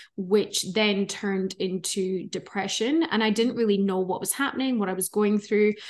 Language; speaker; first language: English; native; English